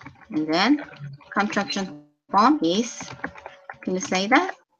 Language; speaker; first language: English; non-native, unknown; Korean